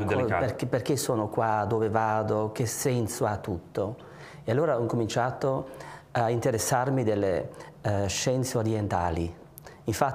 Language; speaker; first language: Italian; non-native, local second language; German